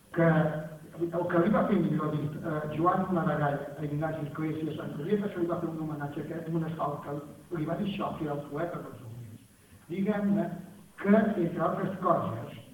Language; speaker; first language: Catalan; native; Catalan